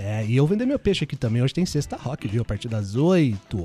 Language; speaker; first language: Portuguese; native; Portuguese